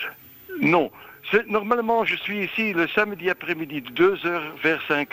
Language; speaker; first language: French; non-native, local second language; Dutch